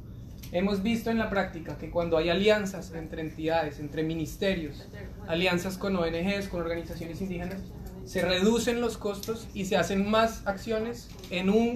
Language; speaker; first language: Spanish; native; Spanish